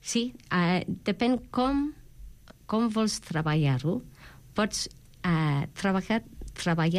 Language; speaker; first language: Catalan; non-native, fluent; English